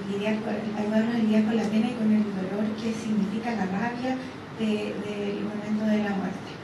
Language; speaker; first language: Spanish; native; Spanish